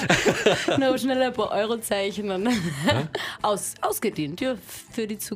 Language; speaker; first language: German; native; German